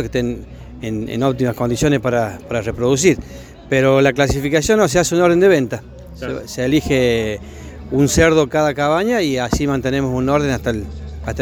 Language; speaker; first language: Spanish; native; Spanish